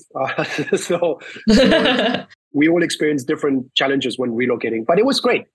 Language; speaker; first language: English; early bilingual, other home language; Spanish